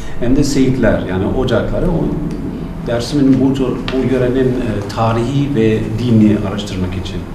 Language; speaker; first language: Turkish; non-native, fluent; German